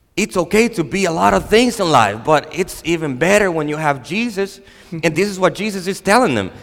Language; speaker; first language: English; non-native, fluent; Spanish